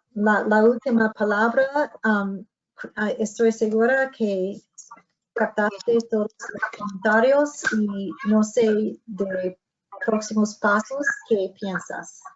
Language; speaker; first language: Spanish; non-native, fluent; English